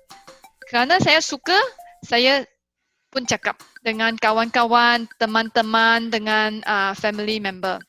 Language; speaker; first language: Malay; non-native, local second language; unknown